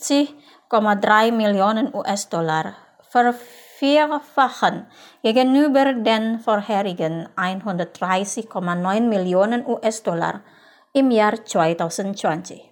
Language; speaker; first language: German; non-native, fluent; Indonesian